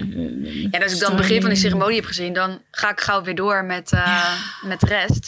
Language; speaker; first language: Dutch; native; Dutch